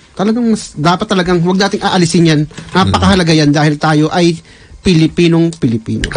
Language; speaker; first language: Filipino; native; Filipino